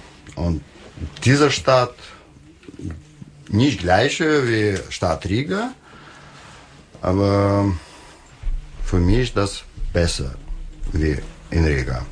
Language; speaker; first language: German; non-native, learner; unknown